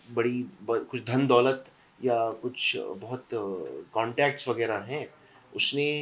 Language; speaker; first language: Hindi; non-native, local second language; English